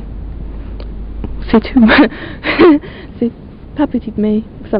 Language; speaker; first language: French; non-native, learner; English